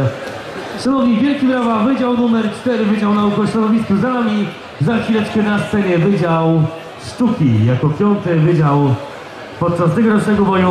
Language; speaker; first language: Polish; native; Polish